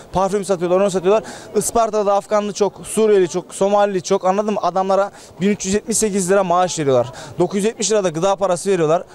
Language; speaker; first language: Turkish; native; Turkish